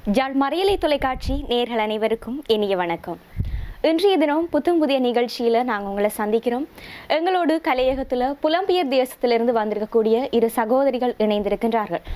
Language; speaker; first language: Tamil; native; Tamil